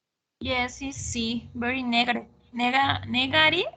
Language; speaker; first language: English; non-native, learner; Spanish